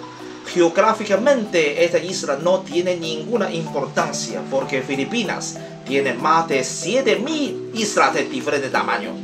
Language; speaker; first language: Spanish; non-native, learner; Chinese